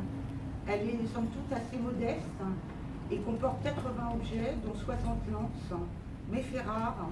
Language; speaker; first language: French; native; French